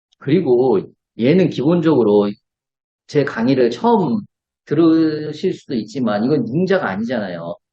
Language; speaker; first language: Korean; native; Korean